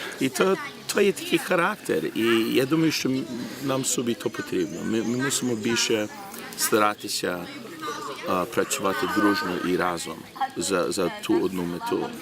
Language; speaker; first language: Ukrainian; early bilingual, heritage; Ukrainian